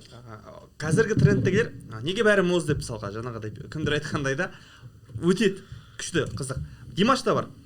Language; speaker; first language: Kazakh; native; Kazakh